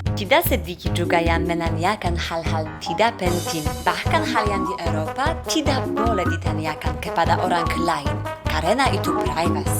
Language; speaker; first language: Indonesian; non-native, fluent; Polish